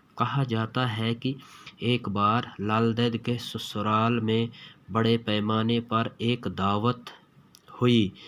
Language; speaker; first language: Urdu; non-native, local second language; Kashmiri